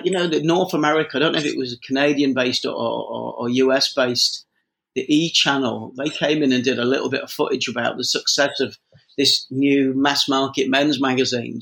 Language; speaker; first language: English; native; English